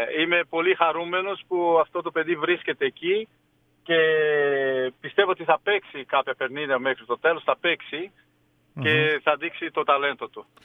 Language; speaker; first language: Greek; non-native, fluent; Portuguese